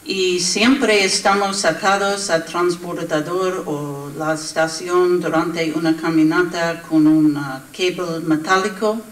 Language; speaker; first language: Spanish; non-native, learner; English